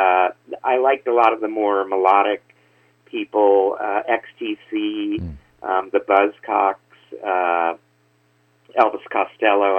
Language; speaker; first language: English; native; English